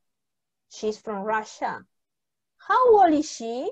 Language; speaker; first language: English; non-native, fluent; Spanish